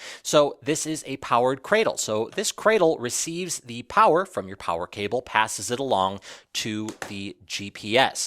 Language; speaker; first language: English; native; English